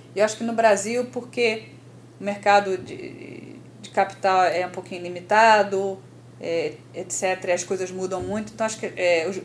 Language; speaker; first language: Portuguese; native; Portuguese